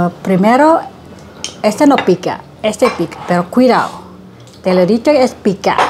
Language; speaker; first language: Spanish; non-native, learner; Indonesian